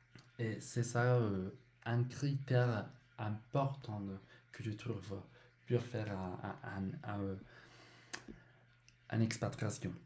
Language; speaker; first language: French; non-native, learner; Spanish